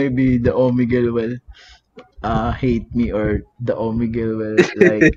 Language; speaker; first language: English; non-native, learner; Filipino